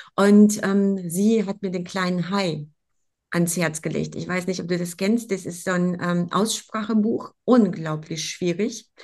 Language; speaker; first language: German; non-native, fluent; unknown